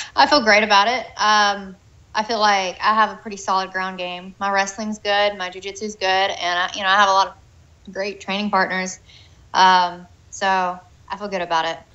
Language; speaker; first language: English; native; English